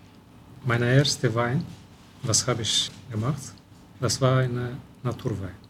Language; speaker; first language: German; non-native, local second language; Romanian